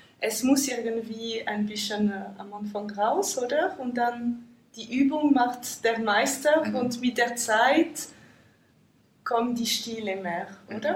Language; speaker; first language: German; non-native, fluent; French